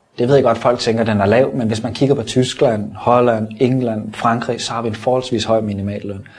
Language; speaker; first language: Danish; native; Danish